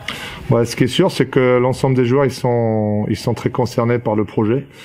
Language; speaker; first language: French; native; French